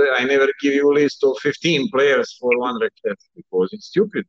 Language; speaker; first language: English; non-native, fluent; Bosnian